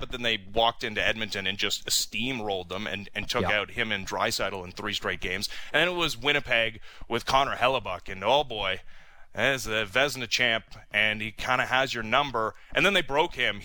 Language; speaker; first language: English; native; English